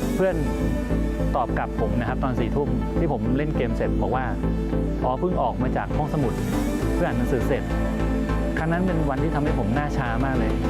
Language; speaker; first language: Thai; native; Thai